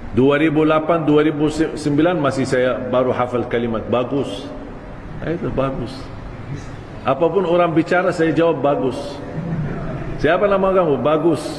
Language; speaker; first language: Malay; non-native, fluent; Arabic